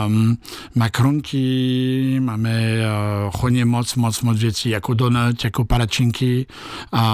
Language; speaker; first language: Czech; non-native, fluent; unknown